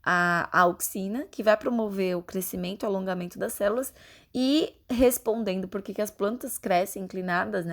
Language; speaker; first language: Portuguese; native; Portuguese